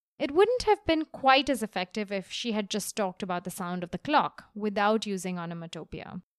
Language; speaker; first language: English; non-native, local second language; Hindi